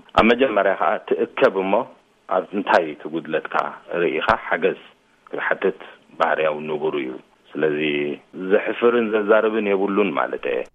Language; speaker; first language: Tigrinya; native; Tigrinya